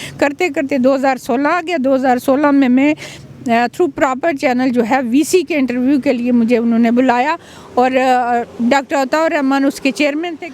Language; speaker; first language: Urdu; non-native, local second language; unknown